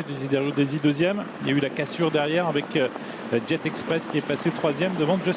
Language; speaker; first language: French; native; French